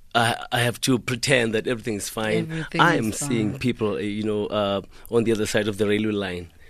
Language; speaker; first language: English; non-native, local second language; Xhosa